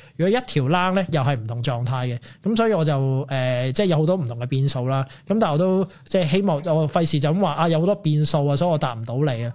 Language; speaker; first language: Cantonese; native; Cantonese